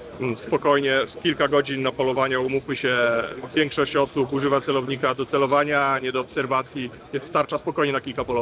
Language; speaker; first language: Polish; native; Polish